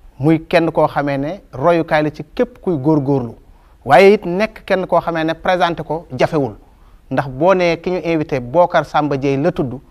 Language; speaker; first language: Wolof; native; Wolof